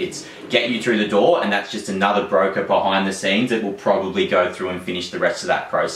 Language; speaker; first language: English; native; English